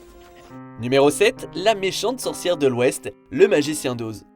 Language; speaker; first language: French; native; French